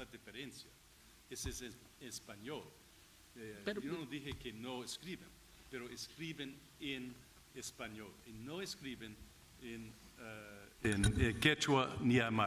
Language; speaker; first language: Spanish; non-native, fluent; English